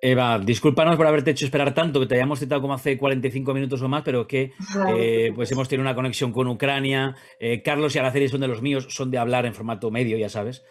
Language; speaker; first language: Spanish; native; Spanish